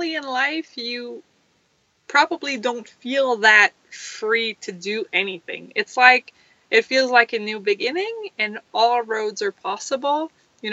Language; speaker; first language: English; non-native, fluent; French